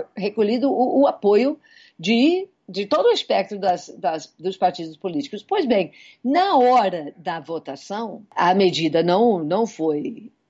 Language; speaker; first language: Portuguese; non-native, fluent; English